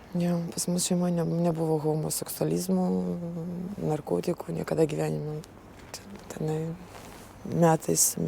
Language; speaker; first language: Lithuanian; early bilingual, other home language; Russian